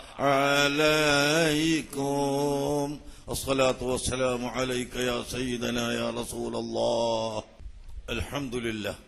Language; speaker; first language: Arabic; non-native, fluent; Malayalam